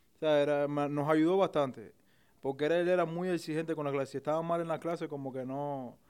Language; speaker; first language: Spanish; native; Spanish